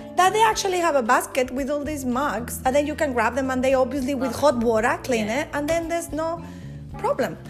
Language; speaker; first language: English; non-native, fluent; Spanish